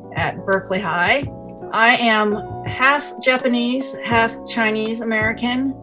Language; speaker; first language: English; native; English